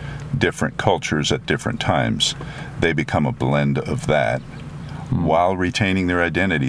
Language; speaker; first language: English; non-native, fluent; French